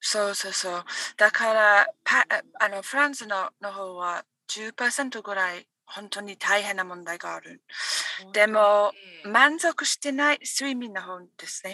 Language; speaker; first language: Japanese; non-native, learner; English